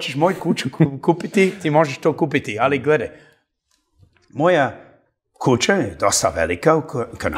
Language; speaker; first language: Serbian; early bilingual, heritage; English